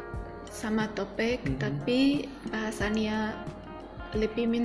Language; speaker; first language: Indonesian; non-native, learner; Arabic